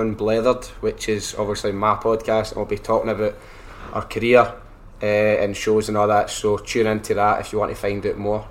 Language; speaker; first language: English; native; English